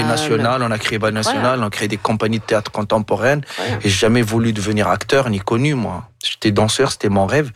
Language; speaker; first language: French; non-native, local second language; Arabic